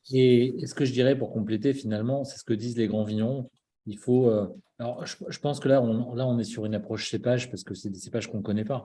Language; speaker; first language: French; native; French